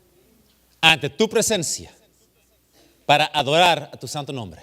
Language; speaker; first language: Spanish; early bilingual, heritage; English